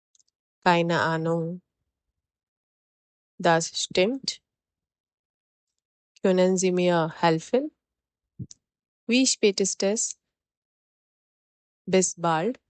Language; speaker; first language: German; non-native, fluent; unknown